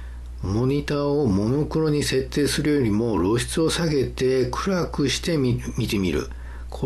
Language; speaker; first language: Japanese; native; Japanese